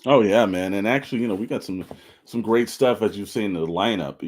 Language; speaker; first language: English; native; English